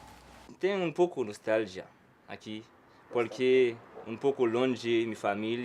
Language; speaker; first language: Portuguese; non-native, learner; Haitian Creole